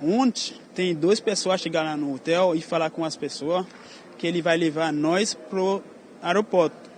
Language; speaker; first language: Portuguese; non-native, learner; Haitian Creole